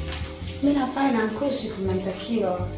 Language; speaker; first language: Finnish; non-native, learner; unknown